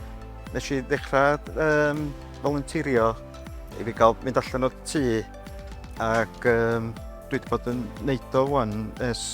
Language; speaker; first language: Welsh; native; Welsh